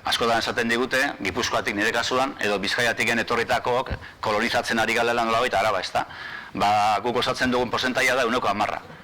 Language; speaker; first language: Basque; native; Basque